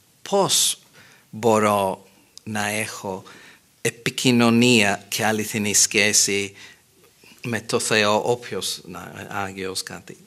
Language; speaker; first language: Greek; non-native, fluent; English